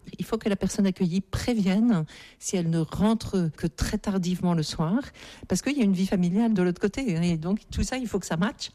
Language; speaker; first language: French; native; French